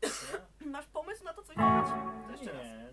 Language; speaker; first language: Polish; native; Polish